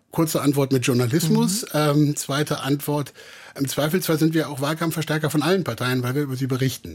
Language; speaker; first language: German; native; German